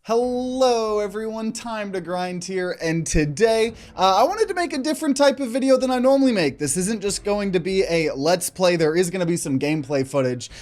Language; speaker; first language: English; native; English